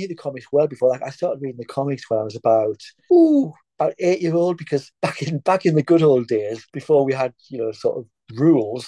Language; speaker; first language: English; native; English